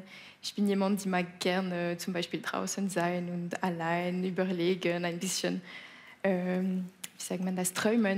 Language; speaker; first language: German; non-native, local second language; French